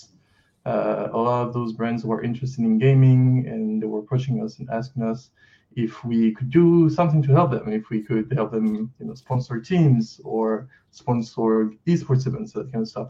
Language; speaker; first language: English; non-native, fluent; French